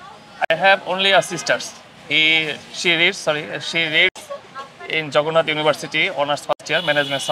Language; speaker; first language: English; non-native, learner; Bangla